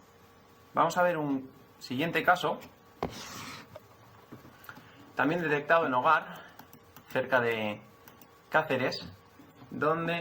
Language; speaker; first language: Spanish; native; Spanish